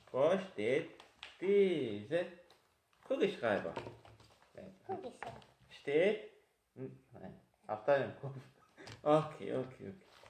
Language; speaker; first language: German; non-native, fluent; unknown